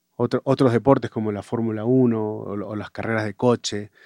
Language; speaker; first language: Spanish; native; Spanish